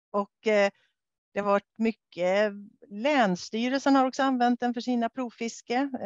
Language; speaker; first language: Swedish; native; Swedish